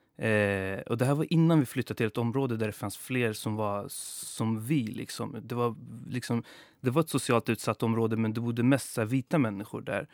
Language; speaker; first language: Swedish; early bilingual, other home language; Persian